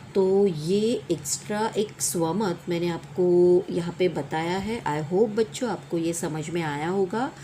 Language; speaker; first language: Hindi; non-native, local second language; Marathi